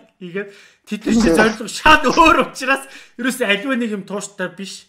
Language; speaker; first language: Mongolian; native; Mongolian